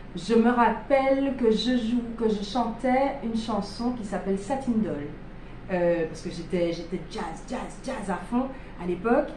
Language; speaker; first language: French; native; French